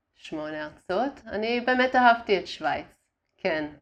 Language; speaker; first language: Hebrew; non-native, fluent; Italian